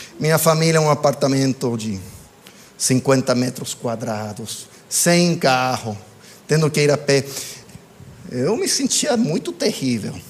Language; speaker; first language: Portuguese; non-native, fluent; English